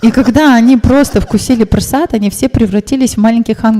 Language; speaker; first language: Russian; native; Russian